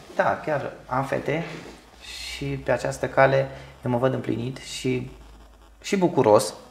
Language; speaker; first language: Romanian; native; Romanian